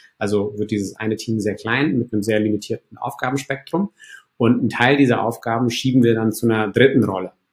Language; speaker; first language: German; early bilingual, other home language; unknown